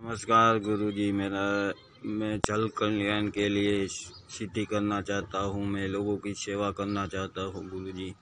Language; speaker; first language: Hindi; non-native, local second language; Gujarati